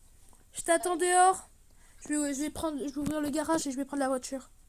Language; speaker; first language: French; native; French